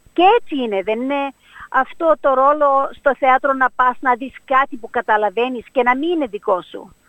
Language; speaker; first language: Greek; early bilingual, heritage; Greek